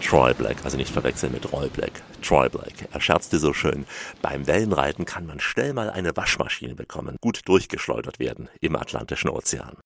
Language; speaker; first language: German; native; German